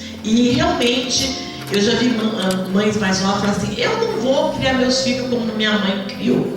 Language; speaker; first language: Portuguese; native; Portuguese